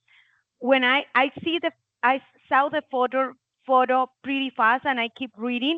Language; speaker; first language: English; non-native, learner; Spanish